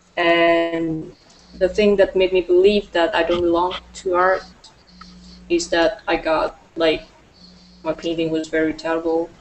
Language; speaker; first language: English; non-native, fluent; Vietnamese